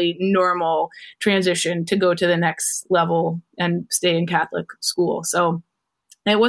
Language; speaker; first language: English; native; English